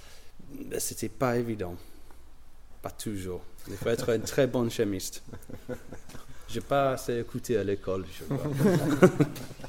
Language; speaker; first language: French; non-native, learner; English